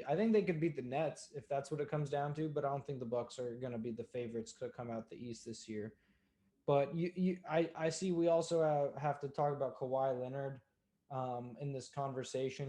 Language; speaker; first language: English; native; English